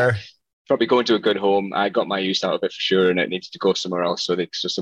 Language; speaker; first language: English; native; English